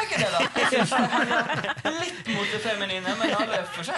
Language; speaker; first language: Norwegian; native; Norwegian